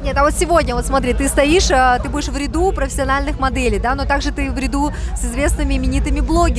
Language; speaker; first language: Russian; native; Russian